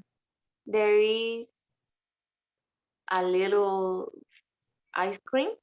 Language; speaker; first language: English; non-native, learner; Spanish